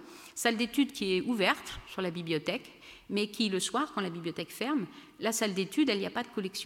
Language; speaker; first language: French; native; French